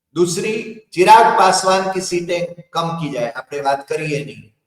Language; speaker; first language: Hindi; non-native, local second language; Gujarati